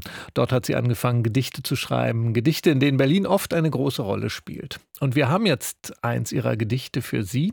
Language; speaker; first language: German; native; German